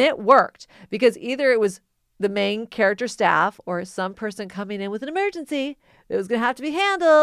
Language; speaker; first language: English; native; English